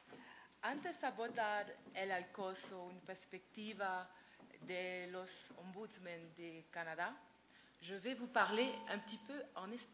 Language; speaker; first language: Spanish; non-native, learner; French